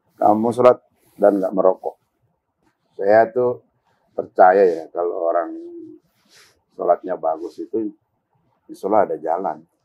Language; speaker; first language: Indonesian; native; Indonesian